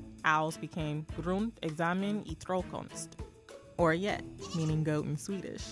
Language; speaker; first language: English; native; English